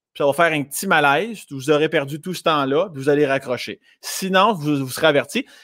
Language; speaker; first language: French; native; French